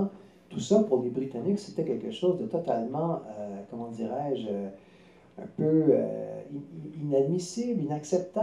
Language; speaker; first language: French; native; French